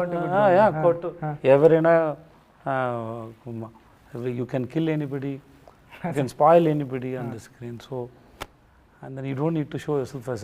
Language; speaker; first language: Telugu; non-native, learner; Tamil